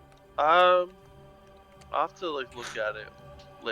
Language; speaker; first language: English; native; English